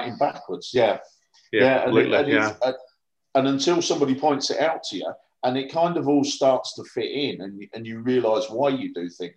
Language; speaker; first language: English; native; English